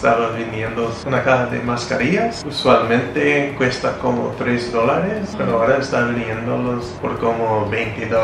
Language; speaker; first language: Spanish; non-native, fluent; English